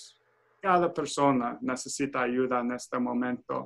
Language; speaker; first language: Spanish; non-native, fluent; English